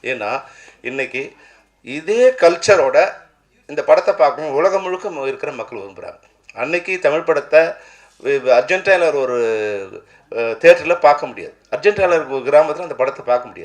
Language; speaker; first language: Tamil; native; Tamil